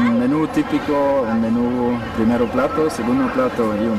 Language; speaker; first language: Spanish; non-native, fluent; German